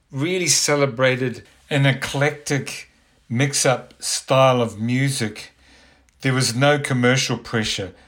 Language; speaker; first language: English; native; English